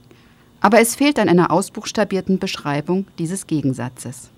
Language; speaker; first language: German; native; German